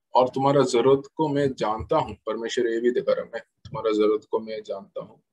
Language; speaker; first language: Hindi; non-native, local second language; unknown